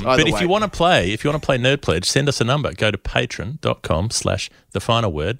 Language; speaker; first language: English; native; English